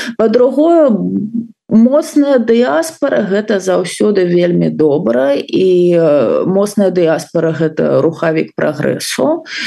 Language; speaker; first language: Belarusian; non-native, local second language; Russian